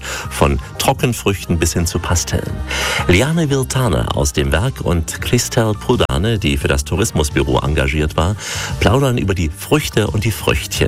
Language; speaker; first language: German; native; German